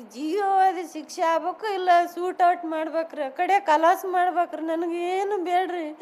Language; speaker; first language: Kannada; native; Kannada